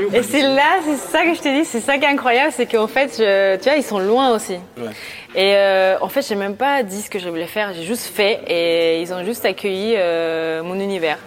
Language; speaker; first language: French; early bilingual, other home language; Spanish